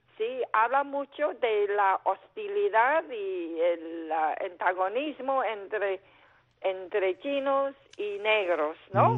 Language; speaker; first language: Spanish; non-native, fluent; Chinese